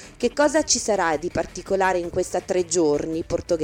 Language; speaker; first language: Italian; native; Italian